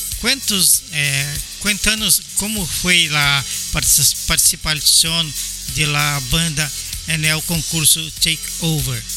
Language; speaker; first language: Spanish; non-native, learner; Portuguese